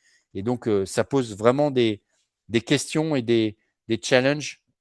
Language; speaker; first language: French; native; French